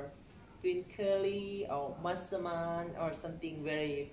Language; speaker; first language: English; non-native, learner; Thai